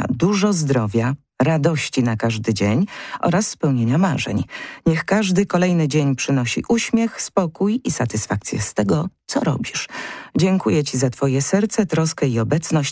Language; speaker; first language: Polish; native; Polish